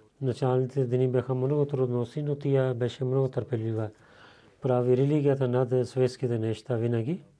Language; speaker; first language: Bulgarian; non-native, learner; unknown